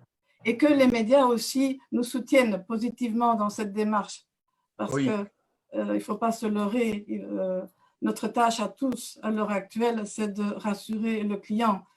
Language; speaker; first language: French; native; French